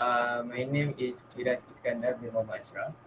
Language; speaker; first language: English; non-native, local second language; Malay